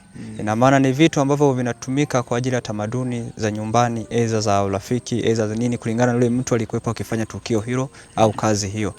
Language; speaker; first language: Swahili; native; Swahili